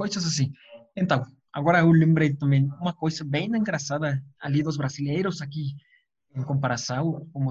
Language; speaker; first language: Portuguese; non-native, fluent; Spanish